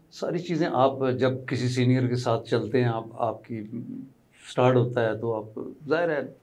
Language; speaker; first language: Urdu; non-native, local second language; Pahari-Potwari